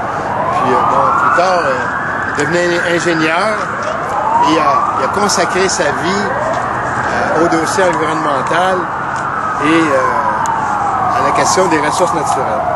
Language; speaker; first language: French; native; French